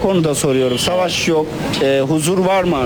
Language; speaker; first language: Turkish; native; Turkish